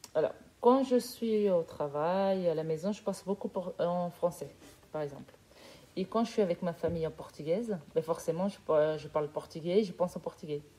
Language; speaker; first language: French; non-native, fluent; Portuguese